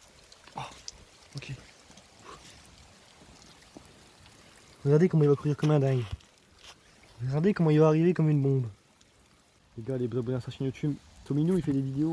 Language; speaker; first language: French; native; French